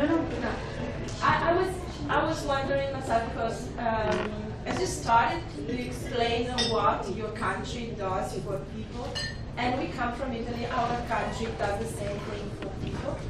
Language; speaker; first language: English; non-native, fluent; Italian